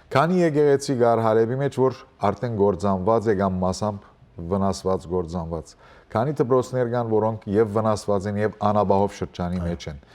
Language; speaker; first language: Armenian; early bilingual, heritage; Armenian